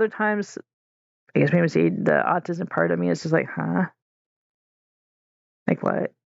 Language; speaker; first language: English; native; English